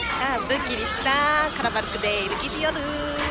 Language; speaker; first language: Turkish; non-native, learner; Japanese